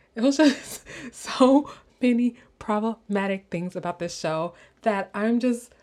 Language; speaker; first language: English; native; English